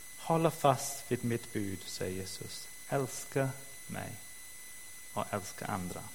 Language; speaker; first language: Swedish; non-native, fluent; English